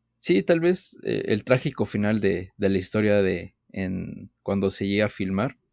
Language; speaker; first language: Spanish; native; Spanish